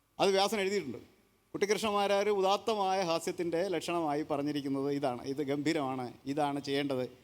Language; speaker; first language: Malayalam; native; Malayalam